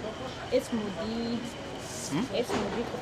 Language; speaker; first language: French; non-native, local second language; Rundi